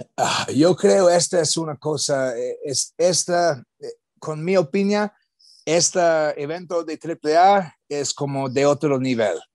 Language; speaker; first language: Spanish; non-native, learner; English